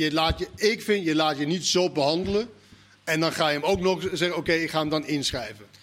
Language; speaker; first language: Dutch; non-native, fluent; Danish